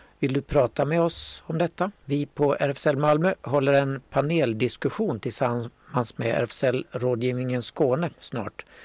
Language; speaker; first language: Swedish; native; Swedish